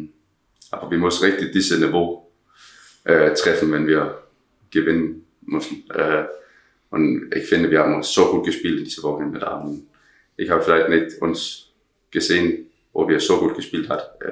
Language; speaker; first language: German; non-native, learner; Danish